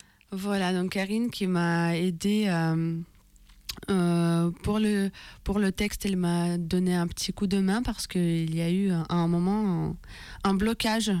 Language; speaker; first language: French; non-native, fluent; Russian